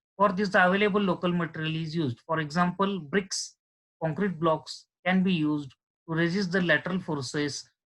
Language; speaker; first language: English; non-native, local second language; Marathi